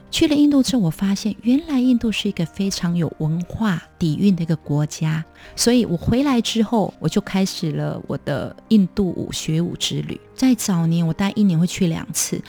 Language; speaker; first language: Chinese; native; Chinese